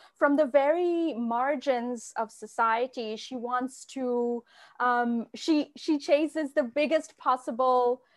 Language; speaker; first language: English; non-native, local second language; Bangla